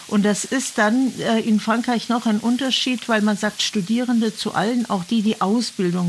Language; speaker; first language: German; native; German